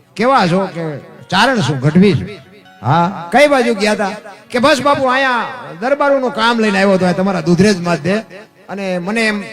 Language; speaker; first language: Gujarati; native; Gujarati